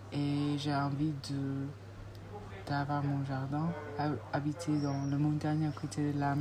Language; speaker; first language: French; non-native, fluent; English